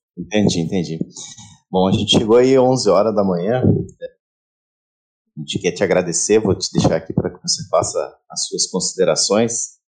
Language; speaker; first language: Portuguese; native; Portuguese